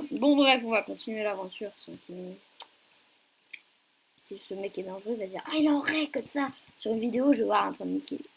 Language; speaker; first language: French; native; French